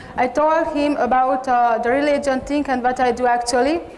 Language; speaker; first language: English; non-native, learner; Hungarian